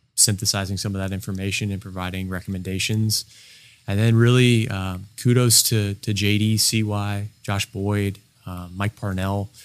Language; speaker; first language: English; native; English